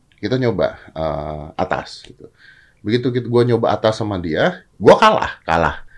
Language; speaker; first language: Indonesian; native; Indonesian